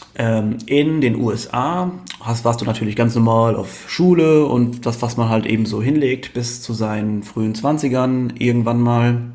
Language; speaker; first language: German; native; German